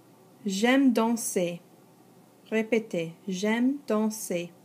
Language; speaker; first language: French; non-native, fluent; English